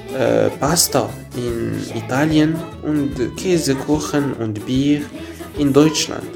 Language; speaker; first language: German; non-native, learner; Arabic